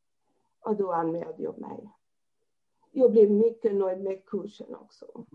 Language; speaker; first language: Swedish; non-native, fluent; Portuguese